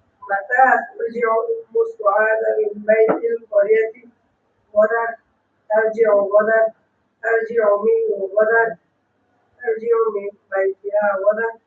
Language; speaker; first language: Arabic; non-native, learner; Bangla